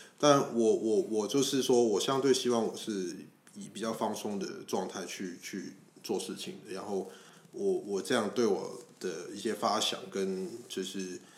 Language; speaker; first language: Chinese; non-native, local second language; Cantonese